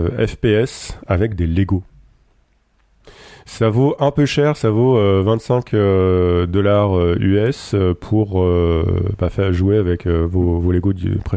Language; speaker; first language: French; native; French